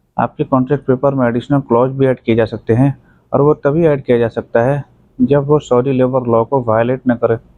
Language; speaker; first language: Hindi; native; Hindi